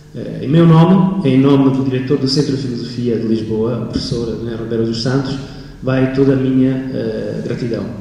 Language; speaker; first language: Portuguese; non-native, fluent; Italian